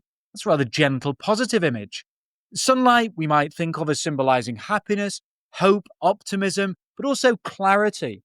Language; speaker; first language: English; native; English